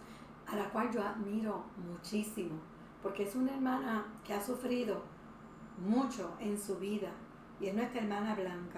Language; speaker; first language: Spanish; native; Spanish